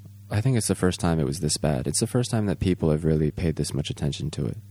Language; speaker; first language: English; native; English